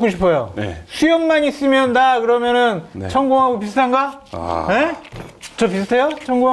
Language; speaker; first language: Korean; native; Korean